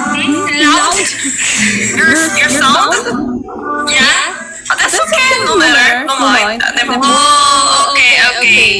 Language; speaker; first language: English; non-native, learner; Filipino